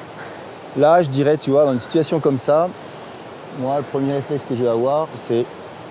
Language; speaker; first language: French; native; French